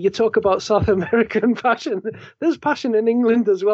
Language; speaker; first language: English; native; English